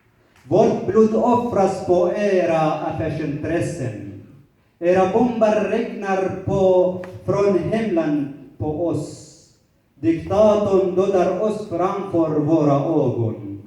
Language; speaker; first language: Swedish; non-native, learner; Kurdish